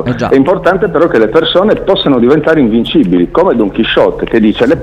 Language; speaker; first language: Italian; native; Italian